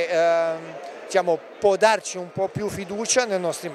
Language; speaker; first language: Italian; non-native, fluent; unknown